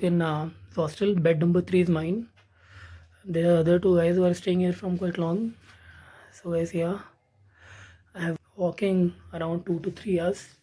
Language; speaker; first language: English; non-native, local second language; Hindi